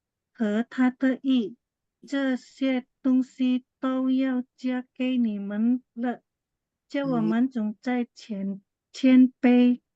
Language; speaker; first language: Chinese; non-native, learner; Indonesian